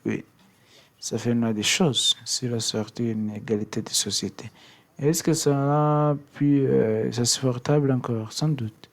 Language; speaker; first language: French; non-native, learner; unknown